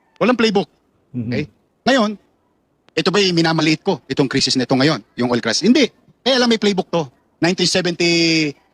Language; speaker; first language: Filipino; native; Filipino